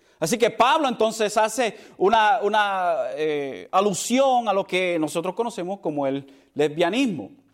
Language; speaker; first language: Spanish; early bilingual, heritage; Spanish